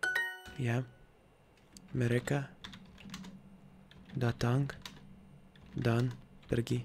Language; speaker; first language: Indonesian; non-native, learner; Russian